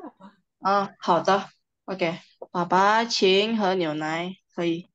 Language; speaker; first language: Chinese; non-native, fluent; Indonesian